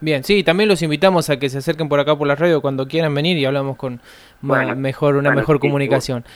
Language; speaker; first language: Spanish; native; Spanish